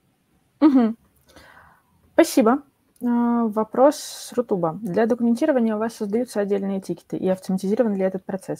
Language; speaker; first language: Russian; native; Russian